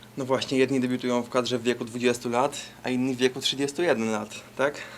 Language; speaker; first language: Polish; native; Polish